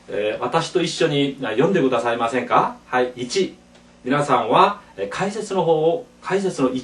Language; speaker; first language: Japanese; non-native, fluent; Korean